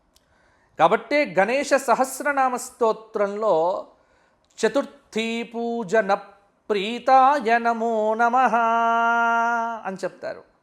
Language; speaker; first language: Telugu; native; Telugu